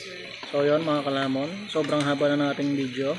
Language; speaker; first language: Filipino; native; Filipino